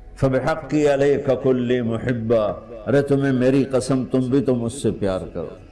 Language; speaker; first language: Urdu; non-native, local second language; Punjabi